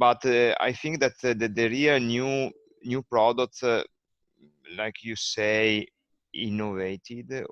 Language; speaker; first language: English; non-native, learner; Italian